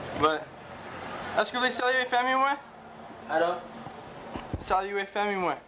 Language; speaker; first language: French; non-native, learner; English